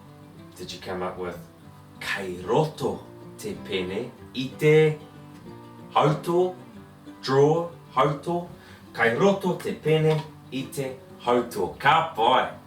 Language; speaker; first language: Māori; non-native, learner; English